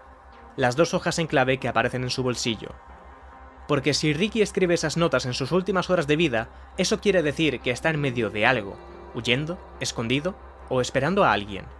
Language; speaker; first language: Spanish; native; Spanish